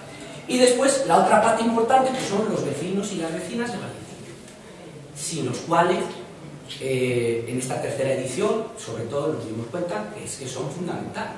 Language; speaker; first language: Spanish; native; Spanish